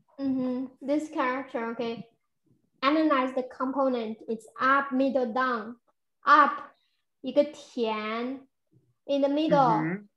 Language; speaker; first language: English; non-native, fluent; Chinese